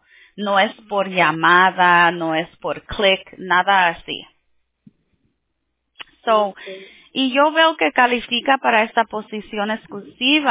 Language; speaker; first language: Spanish; early bilingual, heritage; Spanish